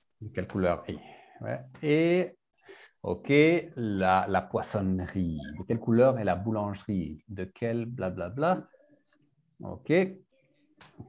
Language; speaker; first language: French; non-native, learner; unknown